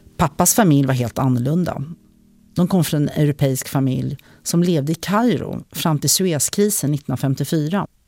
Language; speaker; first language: Swedish; early bilingual, other home language; French